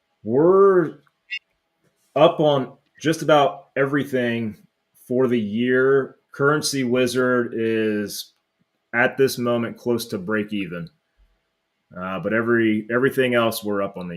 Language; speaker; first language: English; native; English